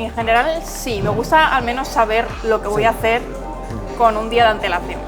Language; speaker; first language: Spanish; native; Spanish